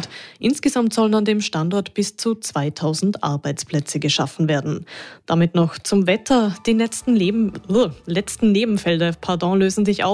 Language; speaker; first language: German; native; German